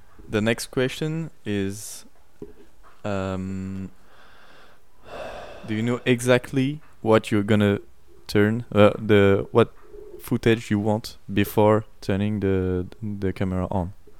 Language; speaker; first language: English; non-native, learner; French